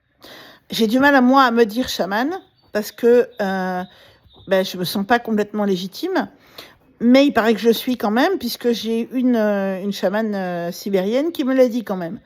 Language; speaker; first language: French; native; French